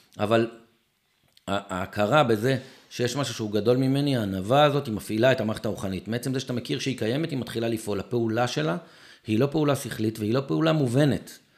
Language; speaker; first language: Hebrew; native; Hebrew